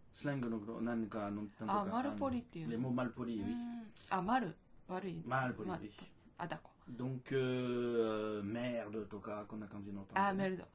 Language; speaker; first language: Japanese; non-native, fluent; French